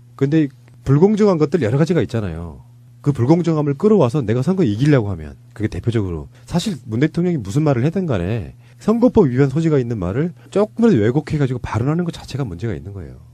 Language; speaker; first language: Korean; native; Korean